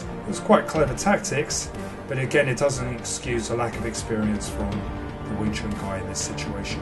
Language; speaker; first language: English; native; English